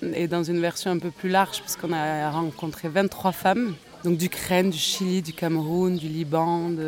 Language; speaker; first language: French; native; French